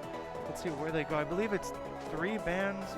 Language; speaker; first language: English; native; English